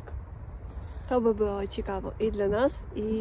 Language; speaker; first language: Polish; non-native, fluent; Russian